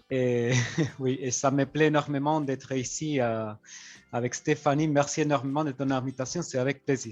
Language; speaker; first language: French; non-native, fluent; Spanish